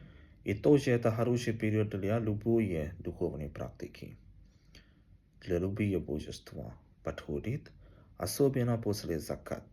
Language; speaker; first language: Russian; non-native, learner; Tamil